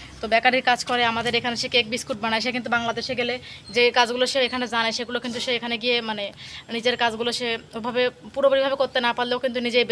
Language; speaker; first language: Bangla; native; Bangla